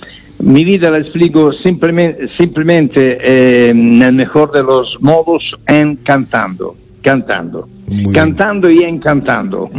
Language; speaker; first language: Spanish; non-native, fluent; Italian